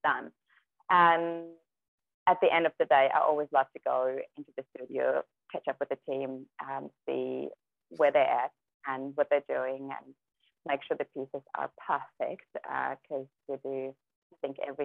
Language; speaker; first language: English; non-native, fluent; German